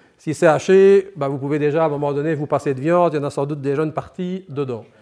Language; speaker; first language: French; native; French